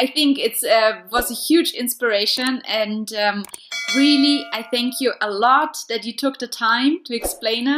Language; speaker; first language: English; non-native, fluent; German